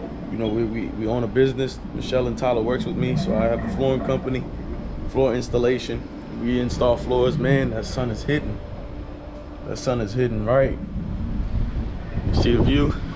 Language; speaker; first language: English; native; English